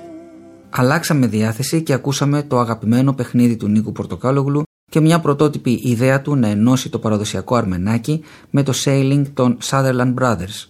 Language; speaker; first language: Greek; native; Greek